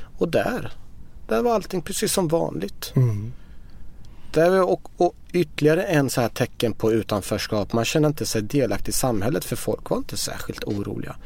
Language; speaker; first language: Swedish; early bilingual, other home language; Persian